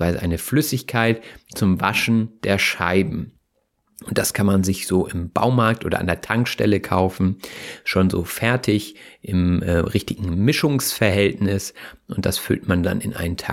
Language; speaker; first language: German; native; German